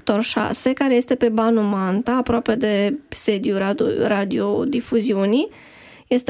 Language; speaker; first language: Romanian; native; Romanian